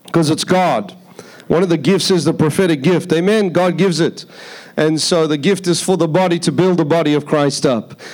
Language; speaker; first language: English; native; English